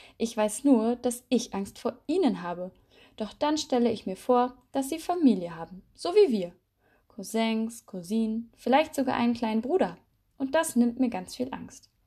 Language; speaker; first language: German; native; German